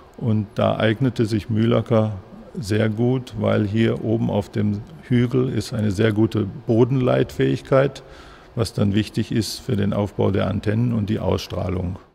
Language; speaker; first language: German; native; German